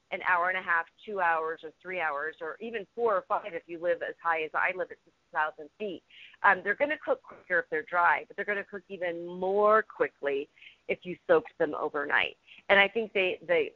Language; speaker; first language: English; native; English